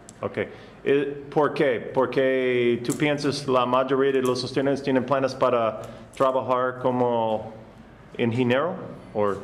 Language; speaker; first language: Spanish; non-native, learner; English